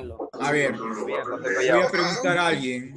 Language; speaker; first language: Spanish; native; Spanish